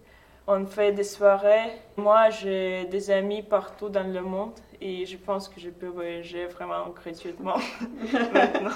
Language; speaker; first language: French; non-native, fluent; Russian